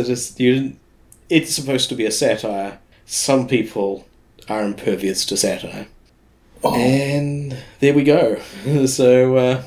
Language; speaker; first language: English; native; English